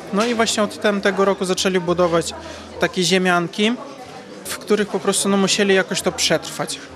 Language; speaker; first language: Polish; early bilingual, heritage; Polish